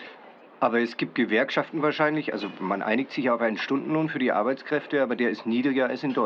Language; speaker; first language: German; native; German